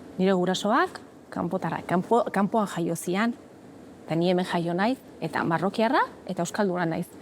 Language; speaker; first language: Basque; early bilingual, other home language; Arabic